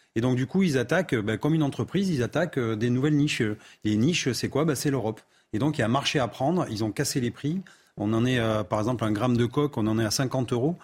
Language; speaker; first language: French; native; French